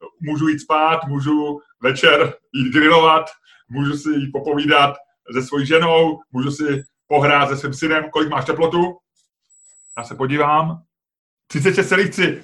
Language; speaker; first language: Czech; native; Czech